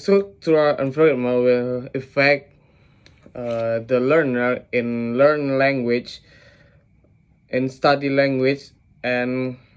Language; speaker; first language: English; non-native, learner; Indonesian